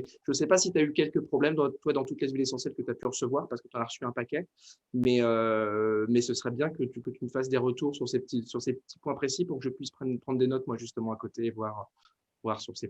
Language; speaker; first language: French; native; French